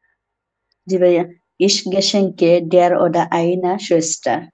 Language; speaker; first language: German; non-native, learner; Bangla